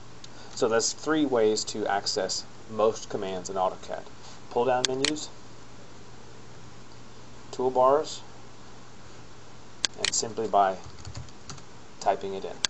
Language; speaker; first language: English; native; English